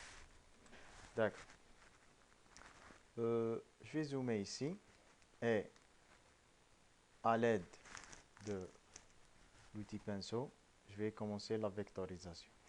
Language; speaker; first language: French; non-native, local second language; Arabic